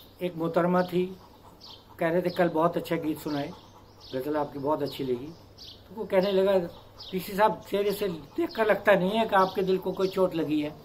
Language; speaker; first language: Urdu; non-native, local second language; Punjabi